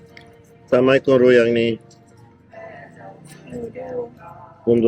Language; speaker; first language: Thai; non-native, learner; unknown